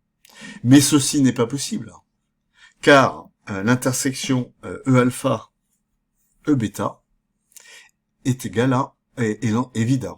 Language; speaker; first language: French; native; French